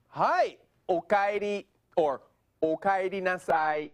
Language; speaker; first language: Japanese; non-native, fluent; English